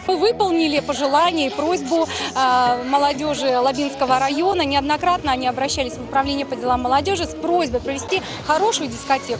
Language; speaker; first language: Russian; native; Russian